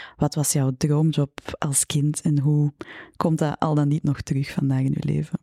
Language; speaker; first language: Dutch; native; Dutch